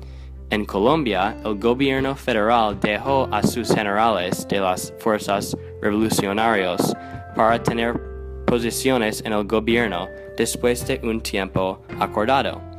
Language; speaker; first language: Spanish; non-native, learner; English